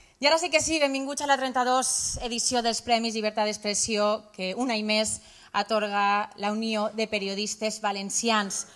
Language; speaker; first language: Catalan; native; Catalan